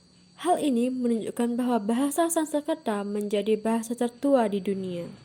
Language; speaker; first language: Indonesian; native; Indonesian